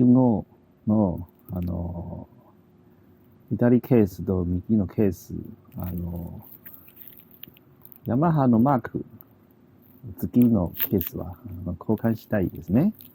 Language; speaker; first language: Japanese; non-native, learner; Chinese